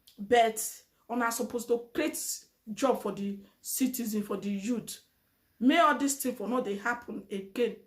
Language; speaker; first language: Nigerian Pidgin; native; Nigerian Pidgin